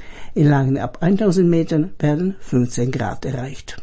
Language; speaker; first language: German; native; German